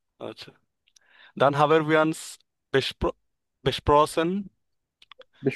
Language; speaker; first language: German; non-native, learner; Bangla